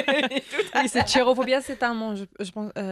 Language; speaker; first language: French; non-native, local second language; Arabic